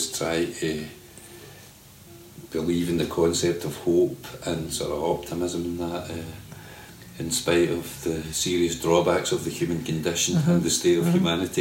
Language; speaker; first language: English; native; English